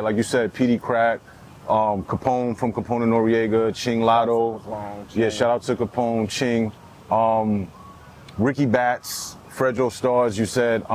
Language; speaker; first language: English; native; English